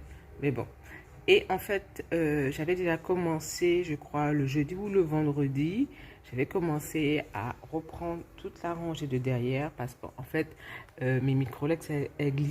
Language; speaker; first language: French; native; French